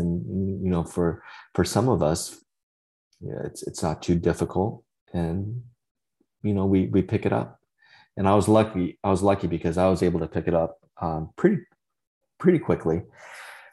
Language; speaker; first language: English; early bilingual, other home language; Vietnamese